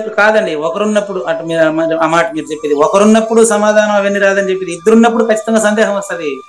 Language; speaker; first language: Telugu; native; Telugu